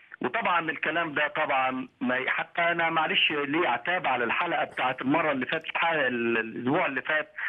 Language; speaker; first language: Arabic; native; Arabic